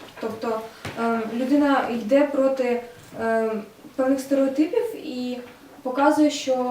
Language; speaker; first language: Ukrainian; non-native, local second language; Russian